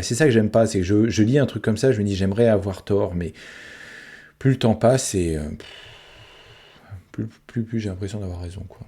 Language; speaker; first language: French; native; French